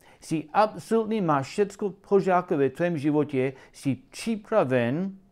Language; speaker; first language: Czech; non-native, learner; English